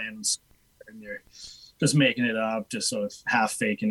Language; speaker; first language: English; native; English